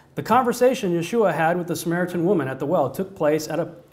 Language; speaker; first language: English; native; English